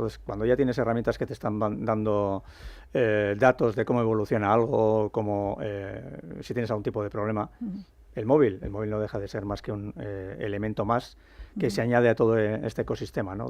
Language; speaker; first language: Spanish; native; Spanish